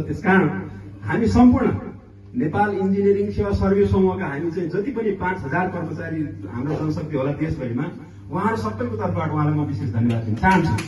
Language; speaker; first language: Nepali; non-native, local second language; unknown